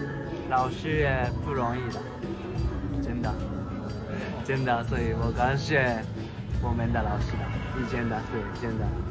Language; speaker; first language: Chinese; non-native, learner; Japanese